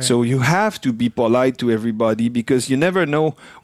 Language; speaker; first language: English; non-native, fluent; French